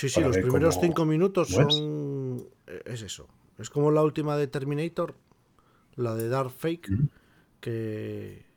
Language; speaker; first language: Spanish; native; Spanish